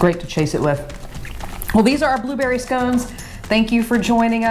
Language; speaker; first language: English; native; English